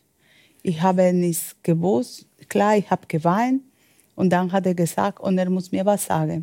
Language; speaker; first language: German; non-native, fluent; Spanish